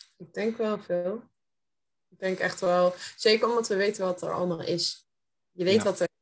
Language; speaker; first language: Dutch; early bilingual, heritage; Dutch